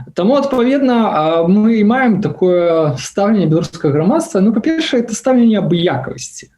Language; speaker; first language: Belarusian; non-native, local second language; Russian